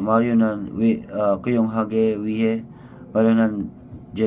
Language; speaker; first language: Korean; non-native, learner; Filipino